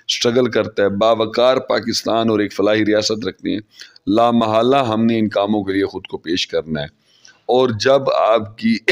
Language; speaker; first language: Urdu; non-native, local second language; Saraiki